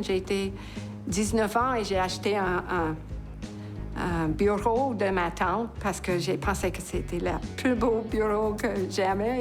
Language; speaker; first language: French; non-native, local second language; English